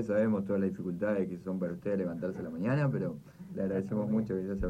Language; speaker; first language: Spanish; native; Spanish